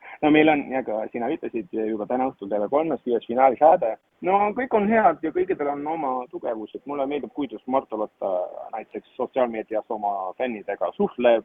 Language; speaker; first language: Estonian; non-native, fluent; Turkish